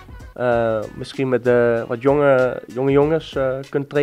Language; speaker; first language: Dutch; non-native, fluent; Danish